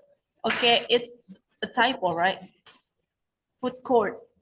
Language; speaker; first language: English; non-native, learner; Indonesian